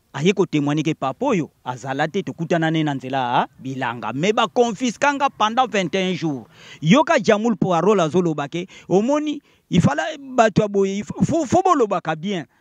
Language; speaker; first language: Lingala; non-native, local second language; Kongo